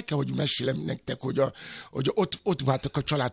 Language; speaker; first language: Hungarian; non-native, fluent; Yoruba